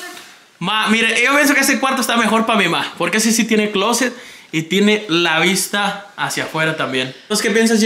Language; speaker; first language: Spanish; native; Spanish